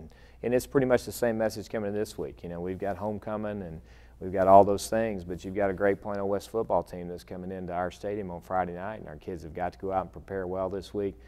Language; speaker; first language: English; native; English